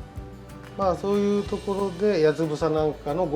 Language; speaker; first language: Japanese; native; Japanese